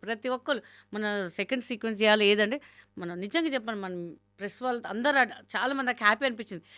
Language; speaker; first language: Telugu; non-native, local second language; Hindi